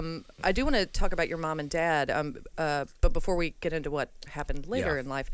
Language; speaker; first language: English; native; English